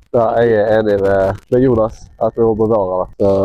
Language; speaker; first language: Norwegian; native; Norwegian